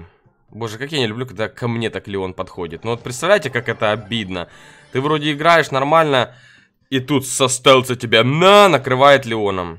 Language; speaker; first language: Russian; native; Russian